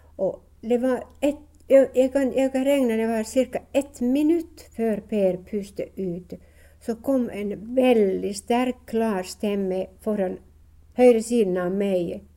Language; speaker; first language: Norwegian; non-native, fluent; Finnish